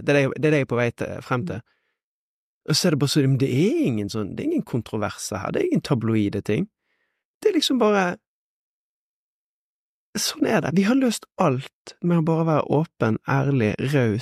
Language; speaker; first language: Norwegian; native; Norwegian